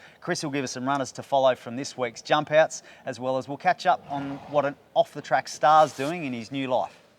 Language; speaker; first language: English; native; English